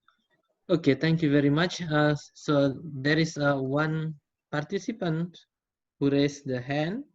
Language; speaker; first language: English; non-native, fluent; Indonesian